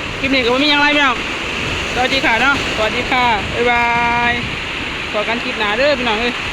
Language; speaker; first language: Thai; non-native, local second language; Lao